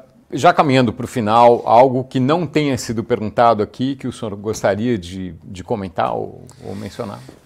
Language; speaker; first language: Portuguese; native; Portuguese